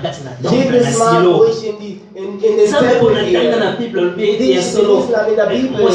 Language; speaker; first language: German; non-native, learner; French